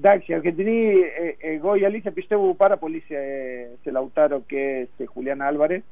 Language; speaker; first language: Greek; non-native, fluent; Spanish